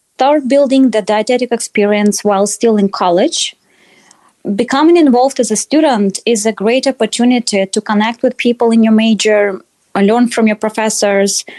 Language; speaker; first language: English; non-native, fluent; Russian